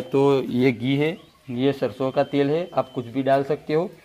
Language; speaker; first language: Hindi; non-native, local second language; Gujarati